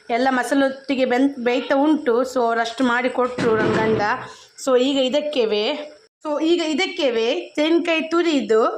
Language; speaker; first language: Kannada; non-native, local second language; Tulu